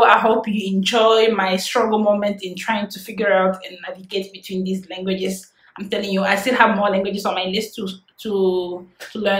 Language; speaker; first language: English; non-native, fluent; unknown